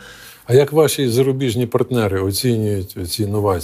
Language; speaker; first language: Ukrainian; native; Ukrainian